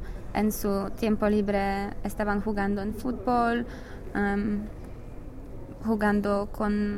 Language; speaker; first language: Spanish; non-native, learner; English